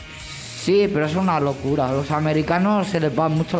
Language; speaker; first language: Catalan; non-native, local second language; Spanish